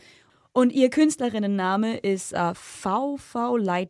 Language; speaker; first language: German; native; German